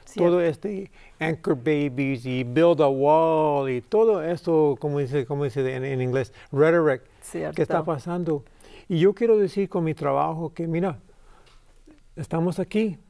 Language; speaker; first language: Spanish; early bilingual, heritage; English